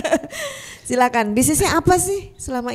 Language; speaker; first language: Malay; non-native, local second language; Javanese